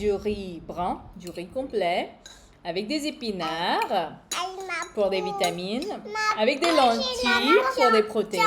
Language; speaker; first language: French; non-native, fluent; English